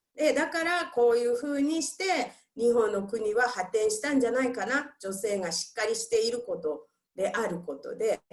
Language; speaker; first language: Japanese; non-native, fluent; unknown